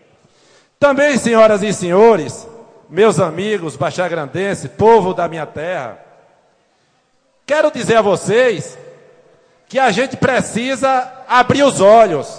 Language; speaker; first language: Portuguese; native; Portuguese